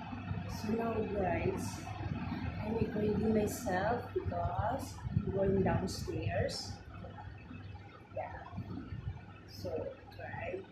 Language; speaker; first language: English; non-native, learner; Filipino